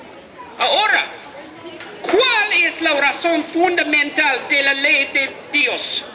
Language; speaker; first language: Spanish; non-native, learner; English